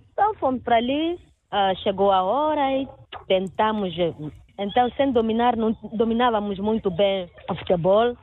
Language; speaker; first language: Portuguese; non-native, local second language; Makhuwa